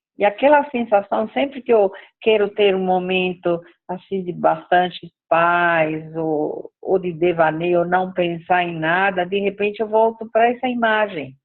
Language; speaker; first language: Portuguese; early bilingual, other home language; Spanish